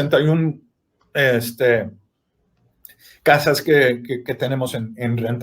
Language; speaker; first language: Spanish; early bilingual, heritage; Spanish